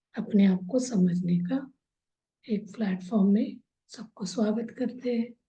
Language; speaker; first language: Hindi; non-native, local second language; Kannada